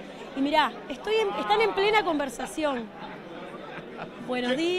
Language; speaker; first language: Spanish; native; Spanish